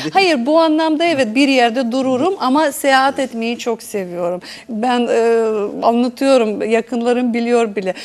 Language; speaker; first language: Turkish; non-native, fluent; Russian